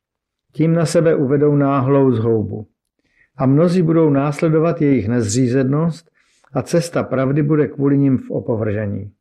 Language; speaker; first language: Czech; native; Czech